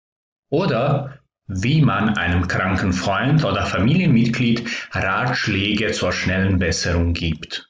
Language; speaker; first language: German; non-native, fluent; Croatian